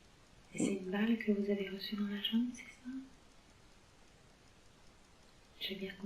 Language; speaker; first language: French; native; French